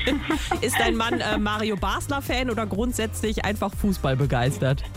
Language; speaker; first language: German; native; German